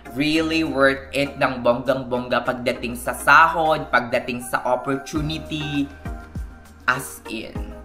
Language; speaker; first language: Filipino; native; Filipino